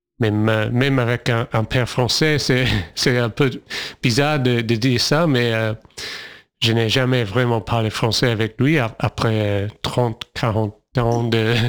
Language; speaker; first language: French; non-native, fluent; English